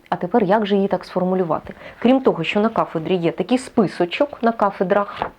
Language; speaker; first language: Ukrainian; native; Ukrainian